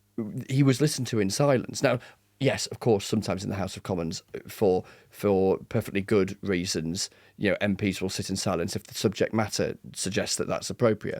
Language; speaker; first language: English; native; English